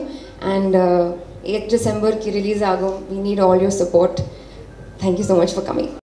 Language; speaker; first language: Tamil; non-native, learner; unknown